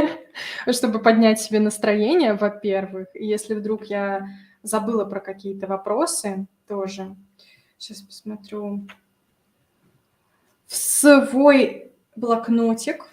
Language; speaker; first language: Russian; native; Russian